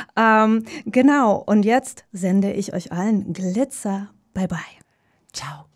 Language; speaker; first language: German; native; German